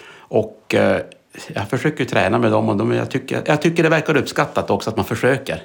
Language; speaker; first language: Swedish; native; Swedish